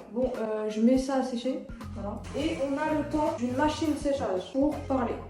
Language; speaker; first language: French; native; French